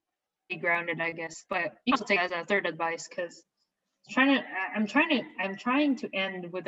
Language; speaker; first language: English; non-native, local second language; Filipino